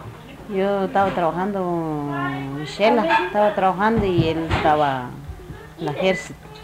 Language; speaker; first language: Spanish; non-native, local second language; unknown